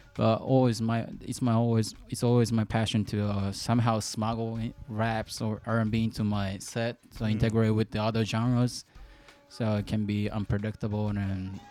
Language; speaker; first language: English; non-native, fluent; Japanese